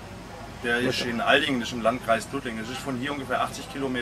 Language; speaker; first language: German; native; German